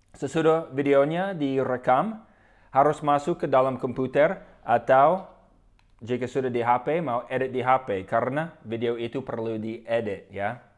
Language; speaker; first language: Indonesian; non-native, fluent; English